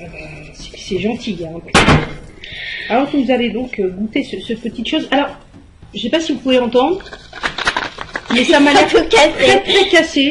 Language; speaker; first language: French; native; French